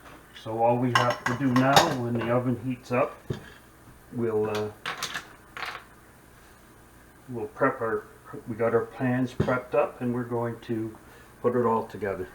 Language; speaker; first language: English; native; English